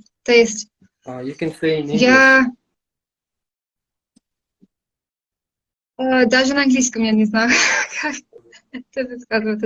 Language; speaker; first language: Russian; non-native, fluent; English